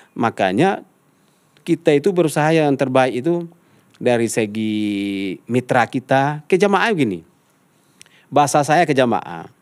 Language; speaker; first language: Indonesian; non-native, local second language; Minangkabau